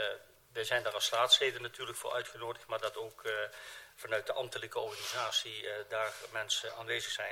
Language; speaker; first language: Dutch; native; Dutch